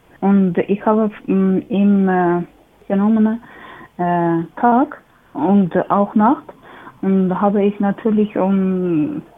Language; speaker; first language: German; non-native, learner; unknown